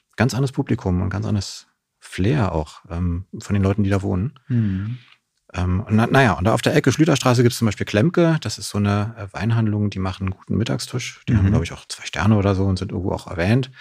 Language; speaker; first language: German; native; German